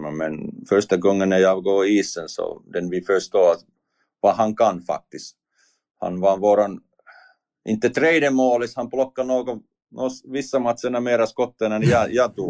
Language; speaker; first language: Swedish; non-native, learner; Finnish